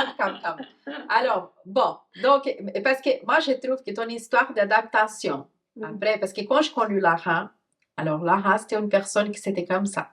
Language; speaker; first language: French; non-native, fluent; Portuguese